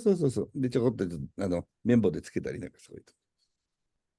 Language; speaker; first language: Japanese; native; Japanese